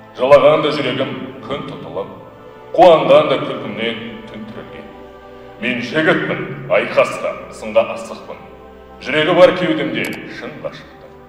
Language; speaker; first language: Kazakh; non-native, local second language; Russian